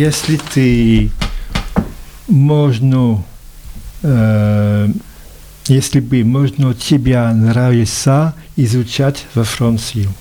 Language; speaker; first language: Russian; non-native, learner; French